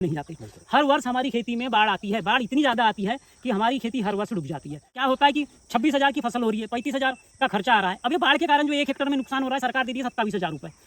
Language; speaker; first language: Hindi; native; Hindi